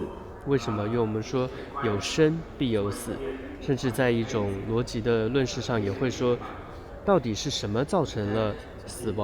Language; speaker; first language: Chinese; native; Chinese